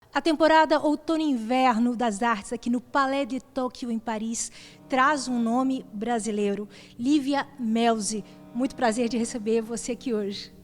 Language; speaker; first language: Portuguese; native; Portuguese